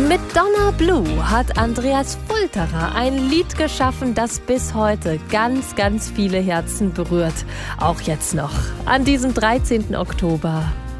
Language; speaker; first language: German; native; German